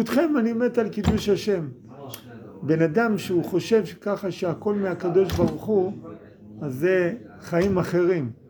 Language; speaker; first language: Hebrew; non-native, fluent; English